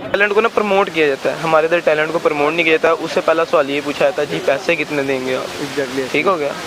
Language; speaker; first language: Urdu; non-native, local second language; Punjabi